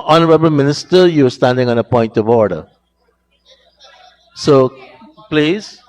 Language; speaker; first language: English; native; English